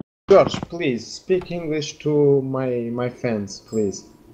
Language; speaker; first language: English; non-native, learner; Portuguese